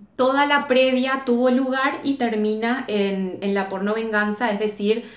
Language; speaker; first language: Spanish; native; Spanish